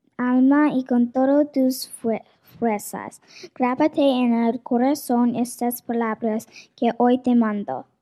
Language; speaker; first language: English; non-native, fluent; French